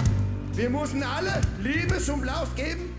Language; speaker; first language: German; non-native, learner; Danish